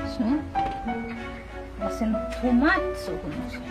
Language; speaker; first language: Swedish; non-native, fluent; Indonesian